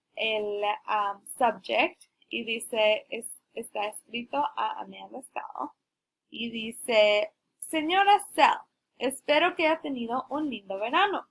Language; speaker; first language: Spanish; early bilingual, heritage; Spanish